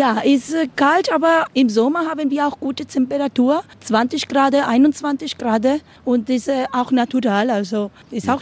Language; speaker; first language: German; non-native, learner; Spanish